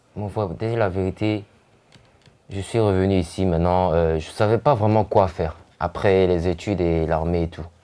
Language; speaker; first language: French; non-native, local second language; Korean